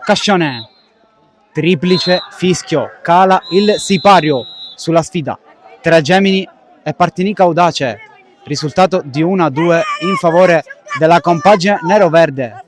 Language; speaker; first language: Italian; native; Italian